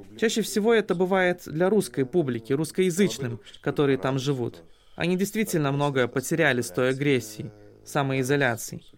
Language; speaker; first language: Russian; non-native, local second language; Lithuanian